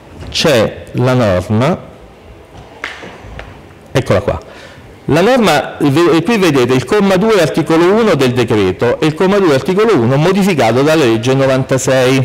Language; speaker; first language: Italian; native; Italian